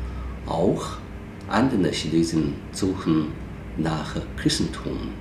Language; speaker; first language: German; non-native, fluent; Chinese